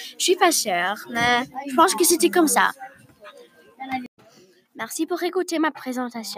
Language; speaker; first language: French; non-native, learner; English